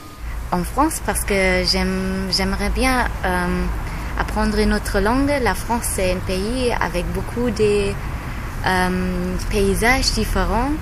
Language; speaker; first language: French; non-native, fluent; German